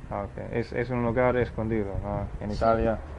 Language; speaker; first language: Spanish; non-native, fluent; English